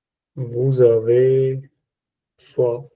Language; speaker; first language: French; non-native, learner; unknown